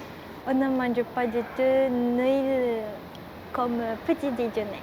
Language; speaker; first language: French; non-native, learner; Japanese